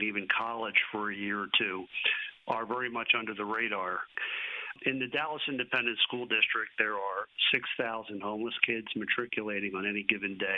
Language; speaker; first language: English; native; English